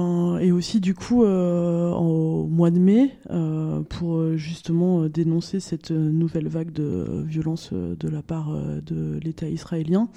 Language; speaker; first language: French; native; French